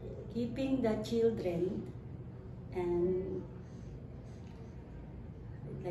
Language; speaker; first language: English; non-native, learner; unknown